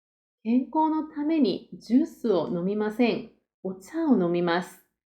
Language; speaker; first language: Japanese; non-native, fluent; Korean